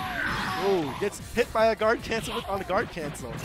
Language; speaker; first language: English; native; English